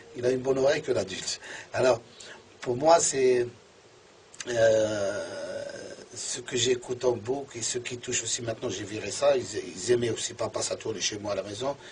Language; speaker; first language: French; non-native, local second language; Arabic